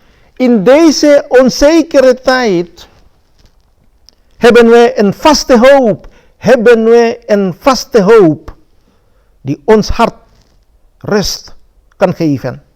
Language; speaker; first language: Dutch; non-native, fluent; Indonesian